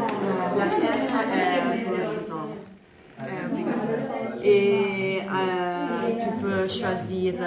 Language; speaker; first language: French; non-native, learner; Italian